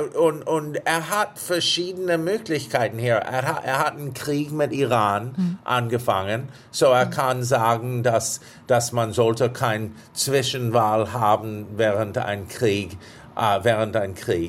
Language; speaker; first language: German; non-native, fluent; English